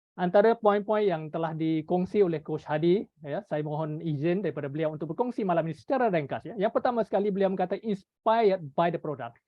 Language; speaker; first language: Malay; native; Malay